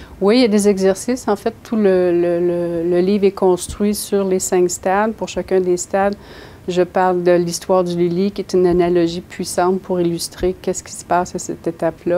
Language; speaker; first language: French; native; French